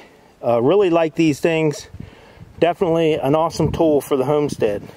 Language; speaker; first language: English; native; English